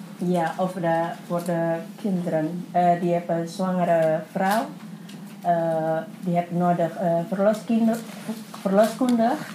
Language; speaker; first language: Dutch; non-native, learner; Indonesian